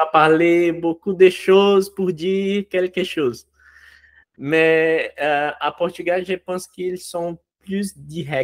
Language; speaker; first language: French; non-native, learner; Portuguese